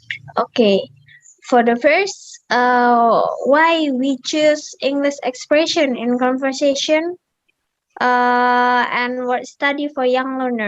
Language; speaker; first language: English; non-native, learner; Indonesian